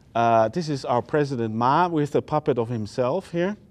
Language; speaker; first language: English; non-native, fluent; Dutch